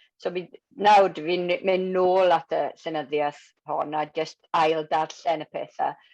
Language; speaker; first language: Welsh; non-native, local second language; English